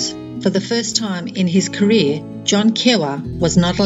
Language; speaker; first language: English; native; English